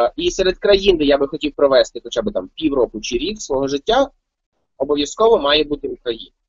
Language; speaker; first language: Ukrainian; native; Ukrainian